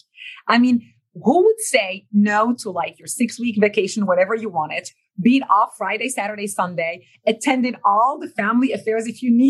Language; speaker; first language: English; non-native, fluent; Arabic